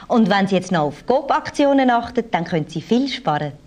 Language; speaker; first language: German; native; German